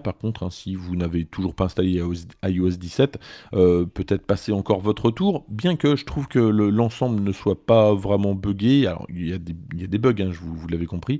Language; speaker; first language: French; native; French